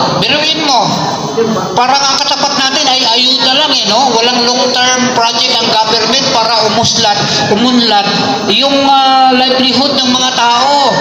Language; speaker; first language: Filipino; non-native, local second language; Cebuano